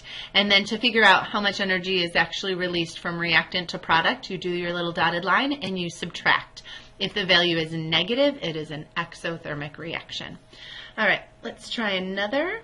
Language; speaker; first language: English; native; English